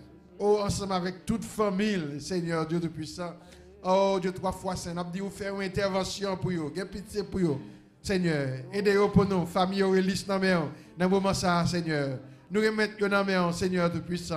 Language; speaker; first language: French; non-native, local second language; Haitian Creole